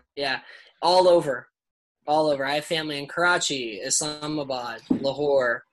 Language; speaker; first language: English; early bilingual, other home language; Urdu